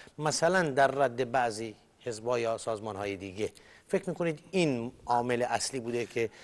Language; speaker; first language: Persian; non-native, local second language; Kurdish